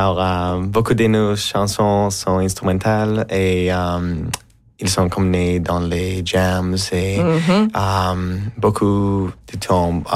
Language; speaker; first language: French; non-native, fluent; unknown